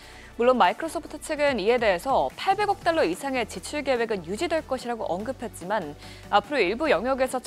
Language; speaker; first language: Korean; native; Korean